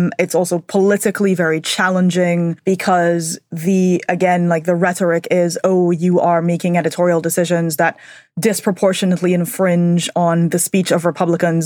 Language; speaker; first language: English; native; English